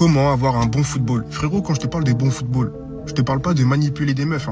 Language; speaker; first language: French; native; French